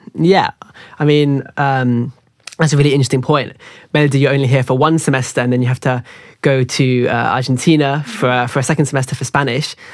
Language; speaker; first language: English; native; English